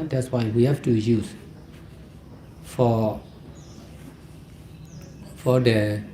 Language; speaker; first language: English; non-native, fluent; Burmese